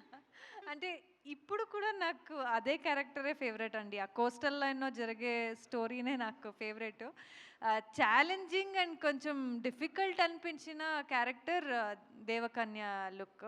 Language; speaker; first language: Telugu; non-native, local second language; Kannada